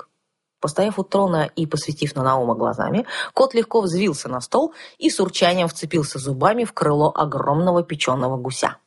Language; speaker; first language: Russian; native; Russian